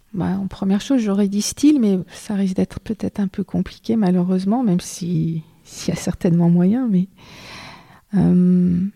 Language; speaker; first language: French; native; French